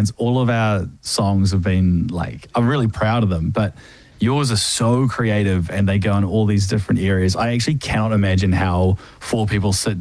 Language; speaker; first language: English; native; English